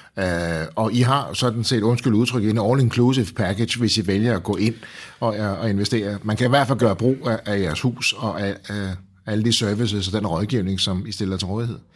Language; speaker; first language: Danish; native; Danish